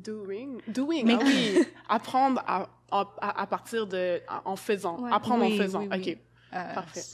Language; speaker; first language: French; native; French